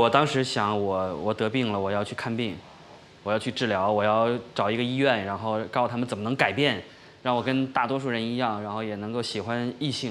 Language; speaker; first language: Chinese; native; Chinese